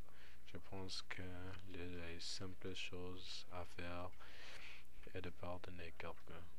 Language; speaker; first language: French; non-native, learner; English